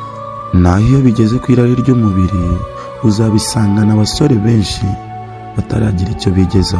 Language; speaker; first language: Kinyarwanda; native; Kinyarwanda